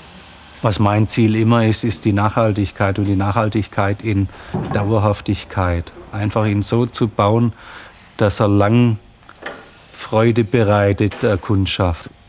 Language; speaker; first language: German; native; German